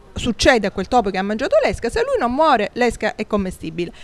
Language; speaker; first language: Italian; native; Italian